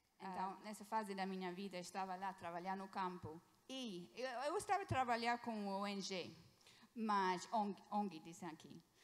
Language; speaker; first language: Portuguese; non-native, fluent; English